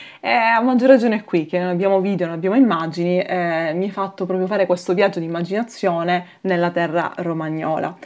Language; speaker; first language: Italian; native; Italian